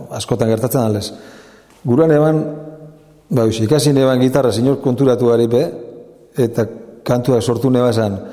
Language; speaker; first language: Basque; native; Basque